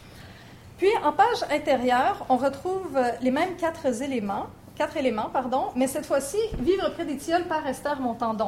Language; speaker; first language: French; native; French